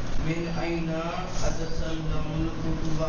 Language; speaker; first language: Arabic; non-native, learner; Urdu